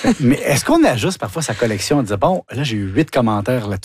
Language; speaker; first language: French; native; French